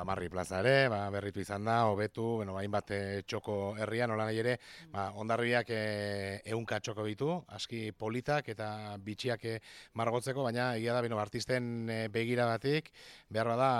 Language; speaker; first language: Basque; native; Basque